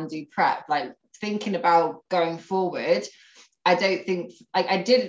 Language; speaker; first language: English; native; English